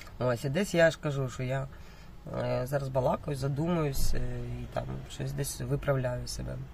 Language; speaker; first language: Ukrainian; non-native, local second language; Russian